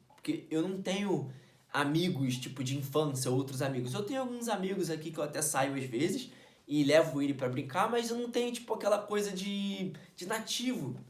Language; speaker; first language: Portuguese; native; Portuguese